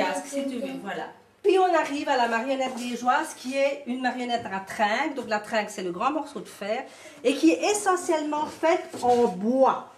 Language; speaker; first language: French; native; French